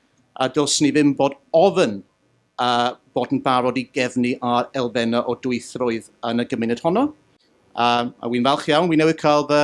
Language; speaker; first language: Welsh; native; Welsh